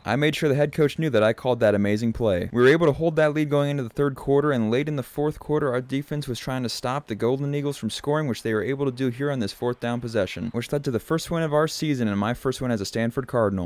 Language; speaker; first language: English; native; English